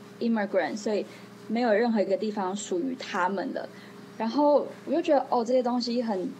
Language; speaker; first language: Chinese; native; Chinese